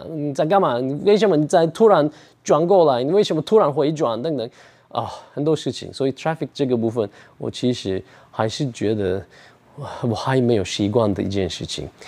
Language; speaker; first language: Chinese; non-native, fluent; Turkish